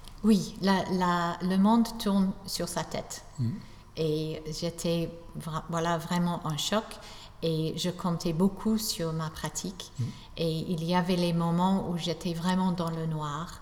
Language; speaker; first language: French; non-native, fluent; English